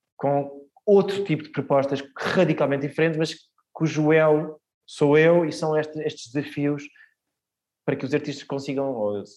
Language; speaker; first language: Portuguese; early bilingual, other home language; Swedish